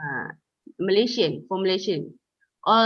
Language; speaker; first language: English; non-native, local second language; Malay